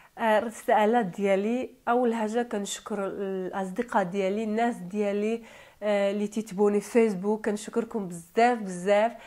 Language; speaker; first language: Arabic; non-native, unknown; Turkish